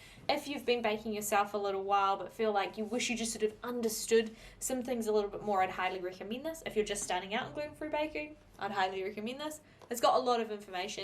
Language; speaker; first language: English; native; English